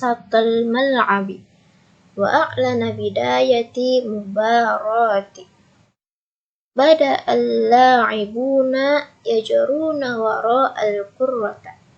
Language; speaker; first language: Arabic; non-native, learner; Indonesian